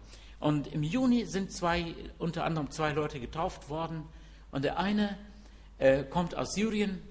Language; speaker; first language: German; non-native, fluent; Arabic